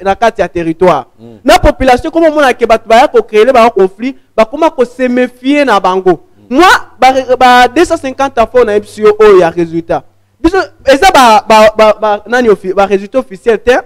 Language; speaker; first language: Lingala; non-native, local second language; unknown